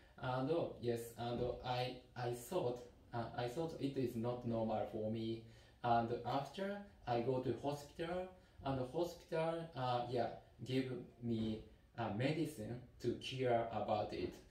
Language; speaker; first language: English; non-native, learner; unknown